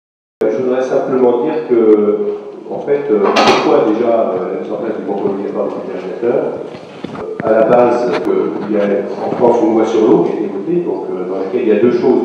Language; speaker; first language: French; native; French